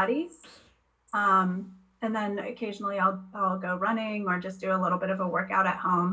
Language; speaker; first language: English; native; English